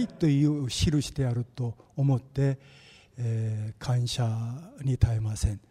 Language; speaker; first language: Japanese; non-native, fluent; Korean